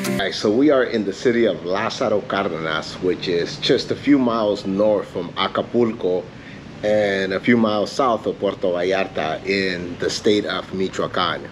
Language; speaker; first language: English; early bilingual, other home language; Spanish